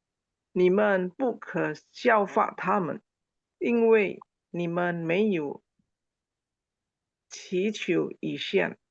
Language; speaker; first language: Chinese; non-native, learner; Indonesian